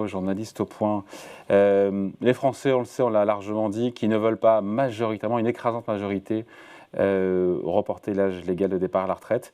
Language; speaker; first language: French; native; French